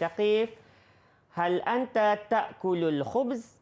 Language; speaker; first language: Arabic; non-native, fluent; Malay